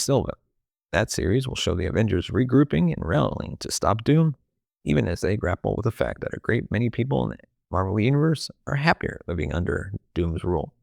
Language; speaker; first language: English; native; English